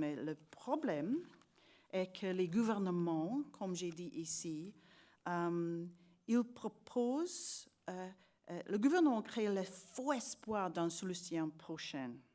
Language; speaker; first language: French; non-native, learner; English